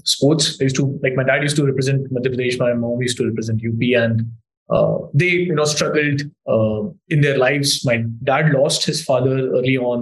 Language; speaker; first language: English; non-native, local second language; Hindi